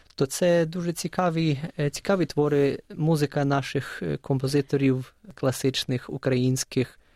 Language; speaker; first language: Ukrainian; early bilingual, other home language; English